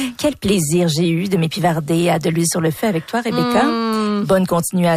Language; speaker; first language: French; native; French